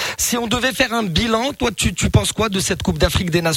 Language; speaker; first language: French; non-native, local second language; Arabic